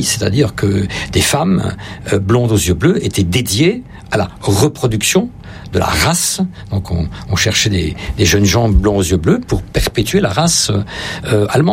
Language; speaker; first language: French; native; French